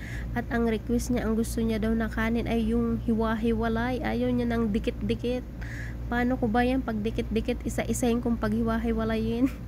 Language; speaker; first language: Filipino; native; Filipino